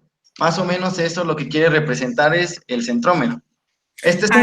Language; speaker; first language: Spanish; native; Spanish